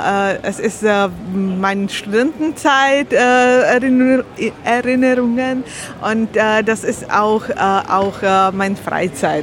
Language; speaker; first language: German; non-native, learner; Slovak